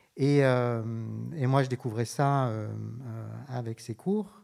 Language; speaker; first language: French; native; French